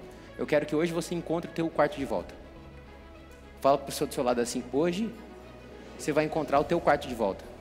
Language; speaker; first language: Portuguese; native; Portuguese